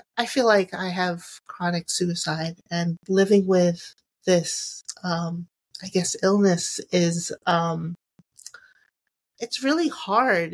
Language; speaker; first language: English; native; English